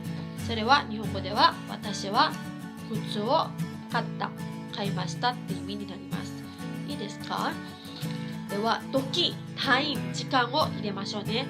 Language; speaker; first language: Japanese; non-native, fluent; Cebuano